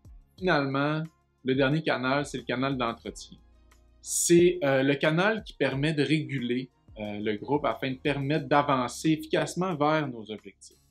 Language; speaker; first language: French; native; French